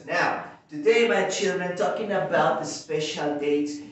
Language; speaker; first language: English; non-native, fluent; Spanish